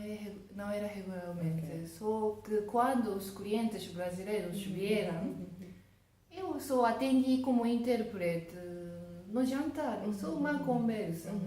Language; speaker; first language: Portuguese; non-native, fluent; Japanese